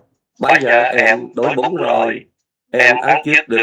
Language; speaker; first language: Vietnamese; non-native, learner; Khmer